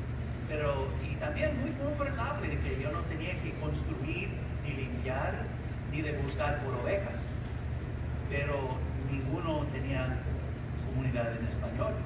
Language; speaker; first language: Spanish; early bilingual, heritage; English